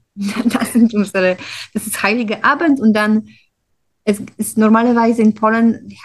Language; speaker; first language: German; non-native, fluent; Polish